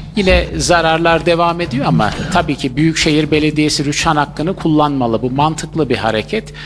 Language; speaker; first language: Turkish; native; Turkish